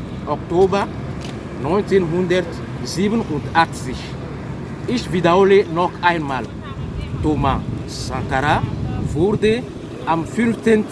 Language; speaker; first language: German; non-native, fluent; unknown